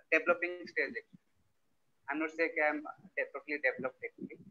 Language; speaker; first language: English; non-native, local second language; Odia